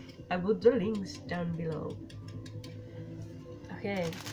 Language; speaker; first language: English; non-native, learner; Finnish